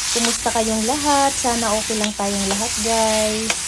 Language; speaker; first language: Filipino; non-native, local second language; Waray